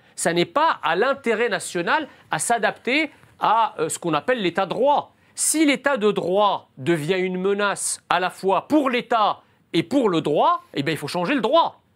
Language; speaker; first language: French; early bilingual, other home language; Arabic